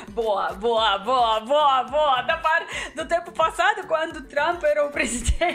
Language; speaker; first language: Portuguese; non-native, learner; Russian